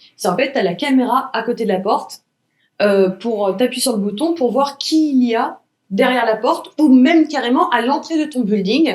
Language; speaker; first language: French; native; French